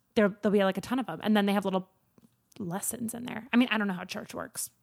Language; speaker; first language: English; native; English